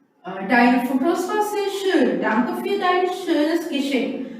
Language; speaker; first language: German; non-native, learner; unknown